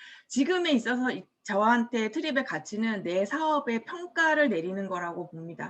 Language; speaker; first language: Korean; native; Korean